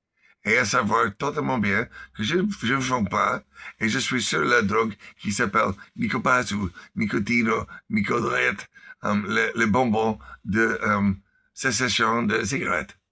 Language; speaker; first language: French; non-native, learner; English